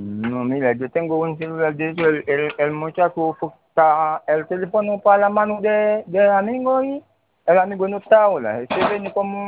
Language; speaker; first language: Spanish; non-native, learner; Haitian Creole